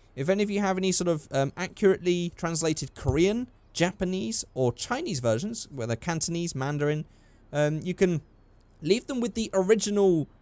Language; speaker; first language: English; native; English